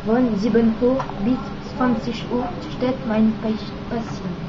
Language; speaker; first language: German; non-native, learner; French